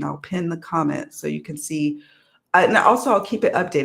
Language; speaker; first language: English; native; English